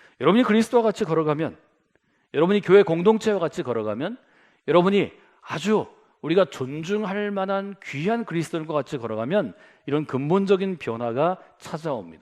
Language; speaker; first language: Korean; native; Korean